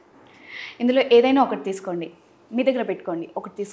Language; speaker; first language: Telugu; native; Telugu